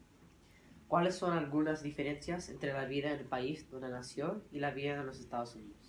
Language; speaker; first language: Spanish; early bilingual, heritage; English